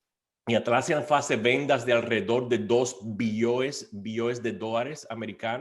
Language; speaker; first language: Spanish; non-native, learner; Portuguese